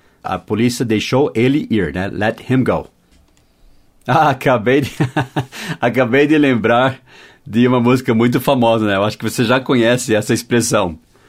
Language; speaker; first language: Portuguese; non-native, fluent; English